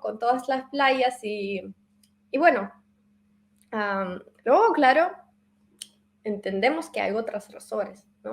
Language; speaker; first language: Spanish; non-native, fluent; Russian